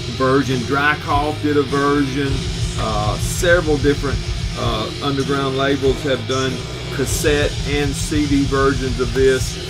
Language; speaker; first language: English; native; English